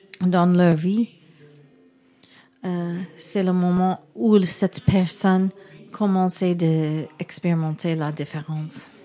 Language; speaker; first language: French; non-native, learner; English